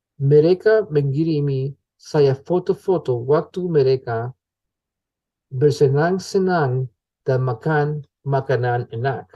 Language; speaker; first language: Indonesian; non-native, learner; English